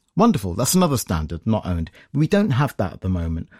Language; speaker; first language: English; native; English